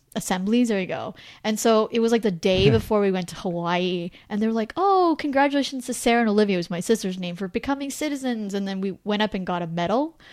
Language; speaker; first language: English; native; English